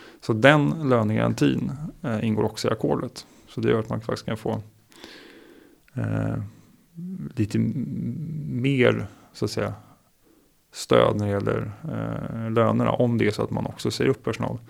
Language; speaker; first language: Swedish; native; Swedish